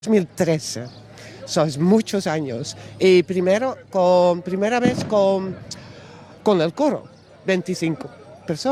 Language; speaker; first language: Spanish; non-native, learner; Dutch